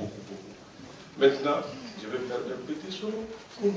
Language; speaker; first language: French; non-native, local second language; Bambara